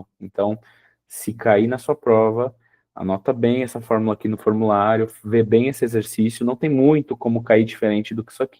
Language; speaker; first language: Portuguese; native; Portuguese